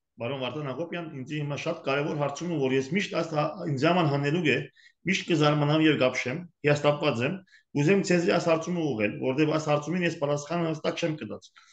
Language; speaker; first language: Armenian; early bilingual, heritage; Armenian